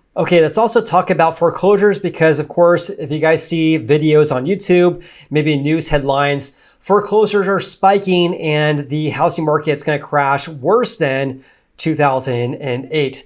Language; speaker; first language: English; native; English